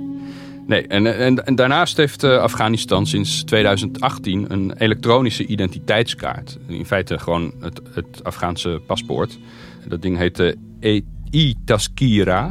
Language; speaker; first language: Dutch; native; Dutch